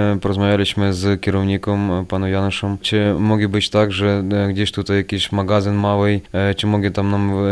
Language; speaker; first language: Polish; non-native, learner; Ukrainian